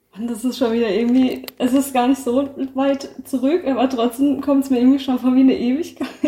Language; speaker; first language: German; native; German